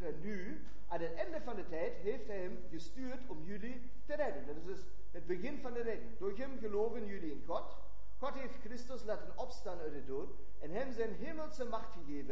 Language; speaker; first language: Dutch; non-native, fluent; German